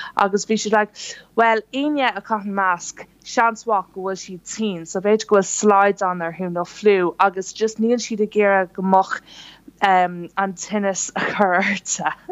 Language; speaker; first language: Irish; non-native, local second language; English